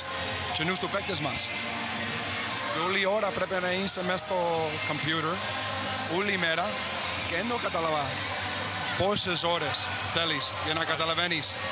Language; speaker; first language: Greek; non-native, learner; English